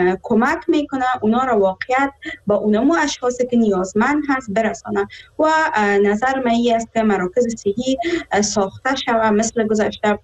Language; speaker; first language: Persian; native; Persian